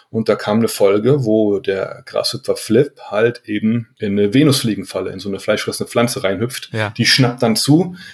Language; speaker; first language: German; native; German